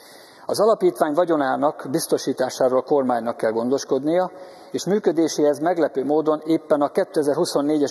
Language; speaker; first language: Hungarian; native; Hungarian